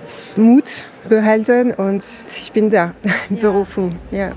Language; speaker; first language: German; non-native, fluent; French